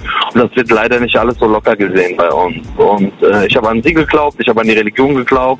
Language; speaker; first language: German; early bilingual, other home language; Kurdish